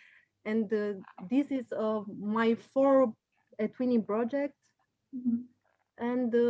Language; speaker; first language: English; non-native, learner; Romanian